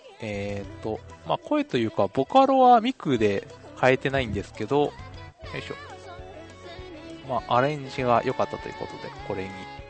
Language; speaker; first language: Japanese; native; Japanese